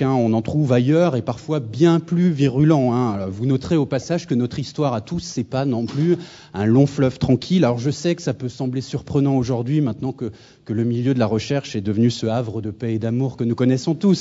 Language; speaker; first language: French; native; French